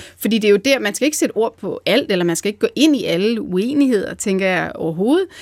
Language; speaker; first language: Danish; native; Danish